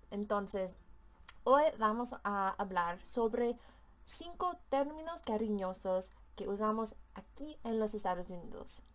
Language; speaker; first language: Spanish; non-native, fluent; English